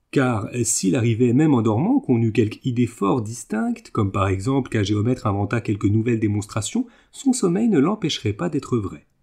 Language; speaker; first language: French; native; French